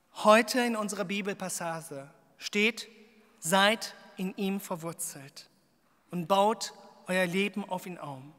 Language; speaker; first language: German; early bilingual, other home language; Korean